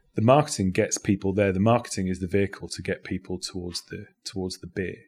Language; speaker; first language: English; native; English